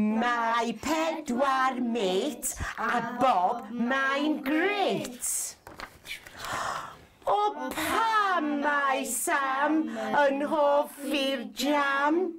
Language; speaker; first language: Welsh; native; Welsh